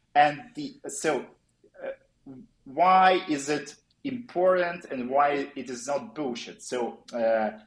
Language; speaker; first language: English; non-native, fluent; Ukrainian